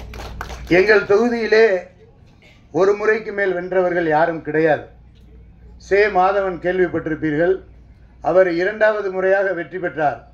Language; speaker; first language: Tamil; native; Tamil